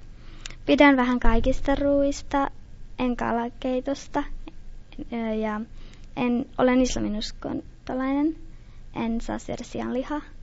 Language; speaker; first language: Finnish; early bilingual, other home language; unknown